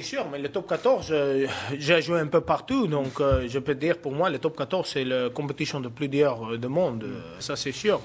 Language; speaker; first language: French; non-native, fluent; Afrikaans